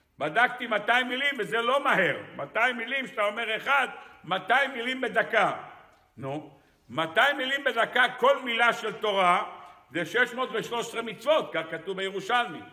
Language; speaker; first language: Hebrew; native; Hebrew